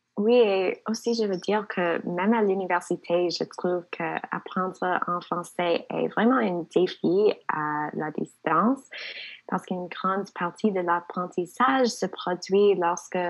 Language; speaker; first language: French; non-native, local second language; English